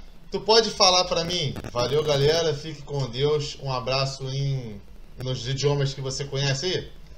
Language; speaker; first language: Portuguese; native; Portuguese